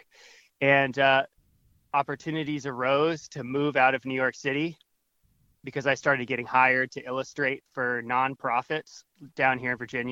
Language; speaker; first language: English; native; English